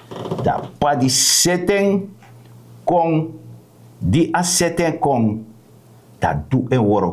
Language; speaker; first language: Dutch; non-native, local second language; Sranan Tongo